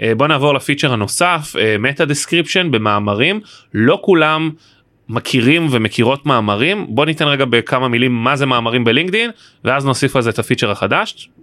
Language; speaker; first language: Hebrew; native; Hebrew